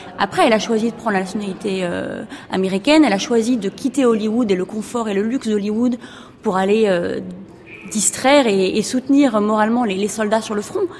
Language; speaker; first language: French; native; French